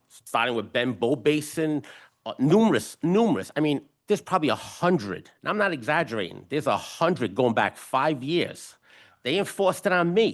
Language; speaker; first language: English; non-native, fluent; Italian